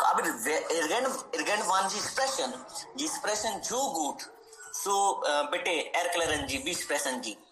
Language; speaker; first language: German; non-native, learner; Hindi